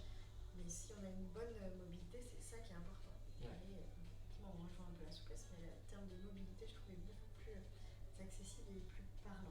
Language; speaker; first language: French; native; French